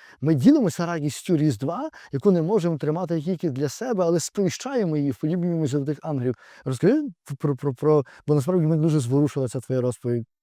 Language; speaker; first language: Ukrainian; native; Ukrainian